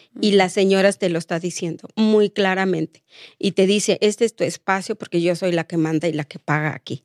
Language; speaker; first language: Spanish; non-native, local second language; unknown